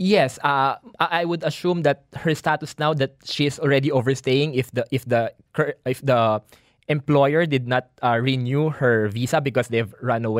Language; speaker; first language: English; non-native, local second language; Filipino